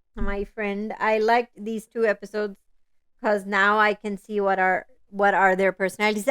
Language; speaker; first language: English; non-native, local second language; Hindi